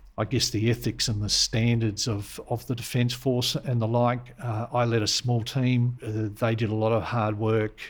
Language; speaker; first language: English; native; English